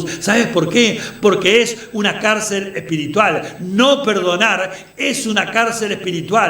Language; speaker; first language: Spanish; native; Spanish